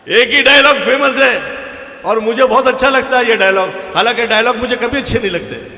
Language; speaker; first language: Hindi; native; Hindi